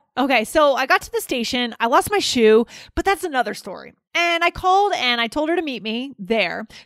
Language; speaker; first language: English; native; English